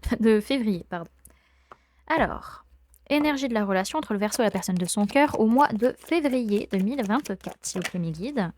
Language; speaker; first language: French; native; French